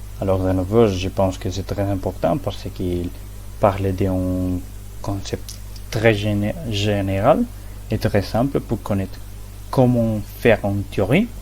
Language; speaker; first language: French; non-native, learner; Spanish